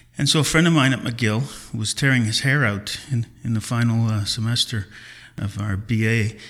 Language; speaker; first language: English; early bilingual, other home language; Italian